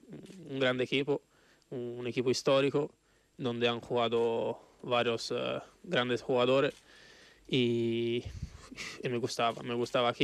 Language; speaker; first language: Spanish; non-native, fluent; Italian